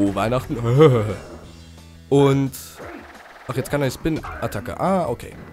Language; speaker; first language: German; native; German